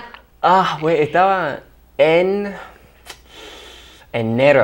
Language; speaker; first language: Spanish; non-native, fluent; English